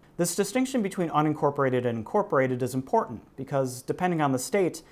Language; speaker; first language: English; native; English